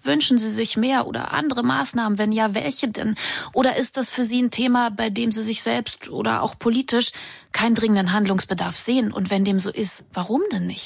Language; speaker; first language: German; native; German